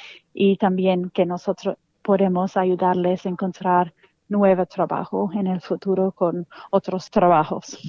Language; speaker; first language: Spanish; non-native, fluent; English